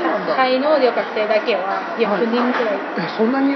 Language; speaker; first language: Japanese; non-native, learner; Thai